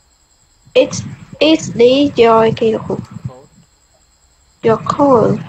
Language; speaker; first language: English; non-native, learner; Khmer